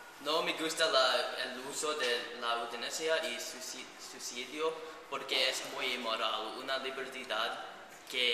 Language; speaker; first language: Spanish; non-native, learner; English